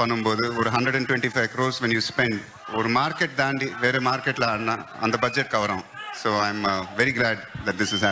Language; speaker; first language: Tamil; non-native, local second language; Telugu